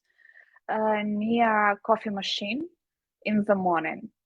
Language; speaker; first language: English; non-native, learner; Ukrainian